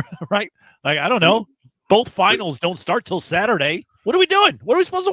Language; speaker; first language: English; native; English